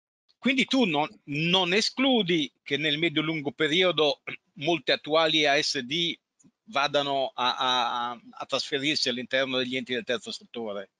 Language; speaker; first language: Italian; native; Italian